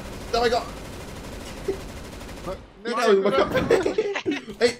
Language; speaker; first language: Polish; native; Polish